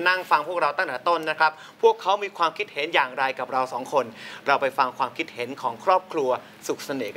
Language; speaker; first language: Thai; native; Thai